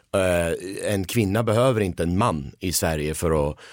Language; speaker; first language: Swedish; early bilingual, other home language; Persian